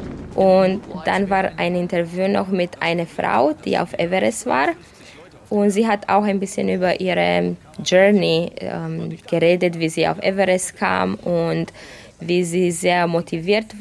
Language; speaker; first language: German; non-native, fluent; Romanian